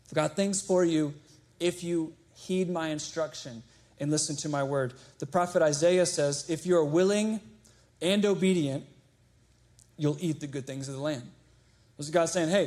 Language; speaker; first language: English; native; English